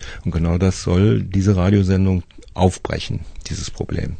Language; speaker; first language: German; native; German